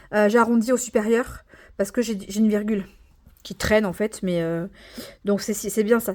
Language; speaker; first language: French; native; French